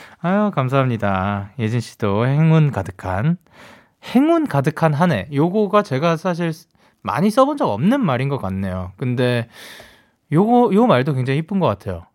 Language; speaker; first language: Korean; early bilingual, heritage; Korean